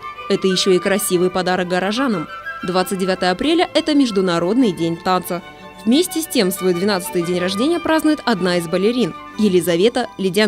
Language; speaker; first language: Russian; native; Russian